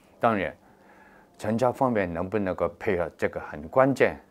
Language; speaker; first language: Chinese; non-native, local second language; Cantonese